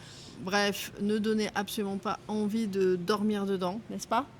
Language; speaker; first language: French; native; French